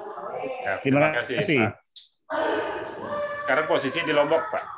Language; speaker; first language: Indonesian; native; Indonesian